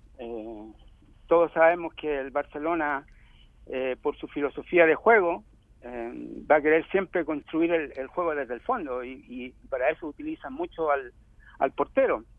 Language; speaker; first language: Spanish; native; Spanish